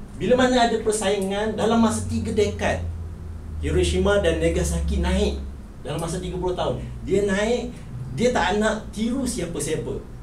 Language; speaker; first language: Malay; native; Malay